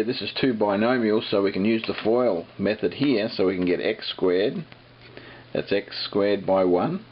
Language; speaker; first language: English; native; English